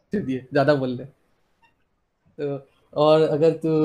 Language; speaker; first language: Hindi; non-native, local second language; Assamese